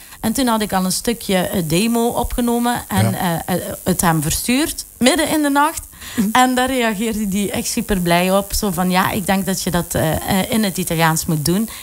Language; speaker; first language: Dutch; early bilingual, other home language; Italian